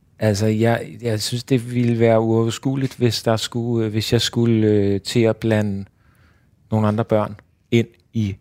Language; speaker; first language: Danish; native; Danish